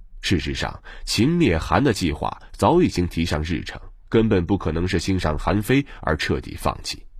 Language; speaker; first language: Chinese; native; Chinese